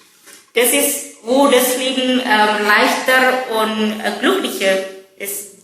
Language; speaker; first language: German; non-native, learner; Indonesian